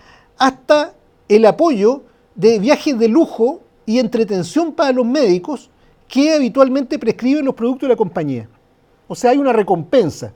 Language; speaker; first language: Spanish; native; Spanish